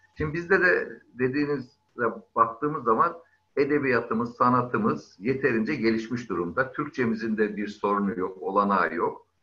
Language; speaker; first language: Turkish; native; Turkish